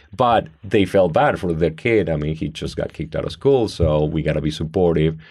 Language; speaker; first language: English; non-native, fluent; Spanish